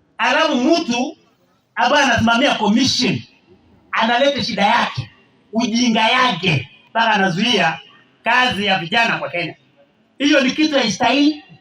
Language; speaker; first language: Swahili; non-native, local second language; Kalenjin